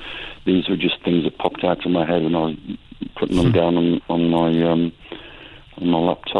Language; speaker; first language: English; native; English